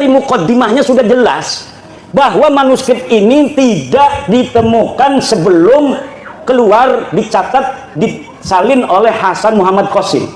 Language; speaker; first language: Indonesian; non-native, local second language; Javanese